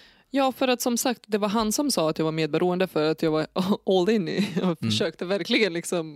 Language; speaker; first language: Swedish; non-native, fluent; Lithuanian